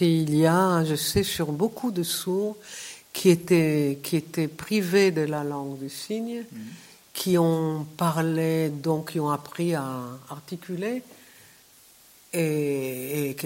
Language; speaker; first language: French; non-native, fluent; Hebrew